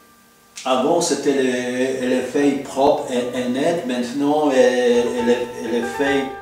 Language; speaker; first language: French; non-native, fluent; Polish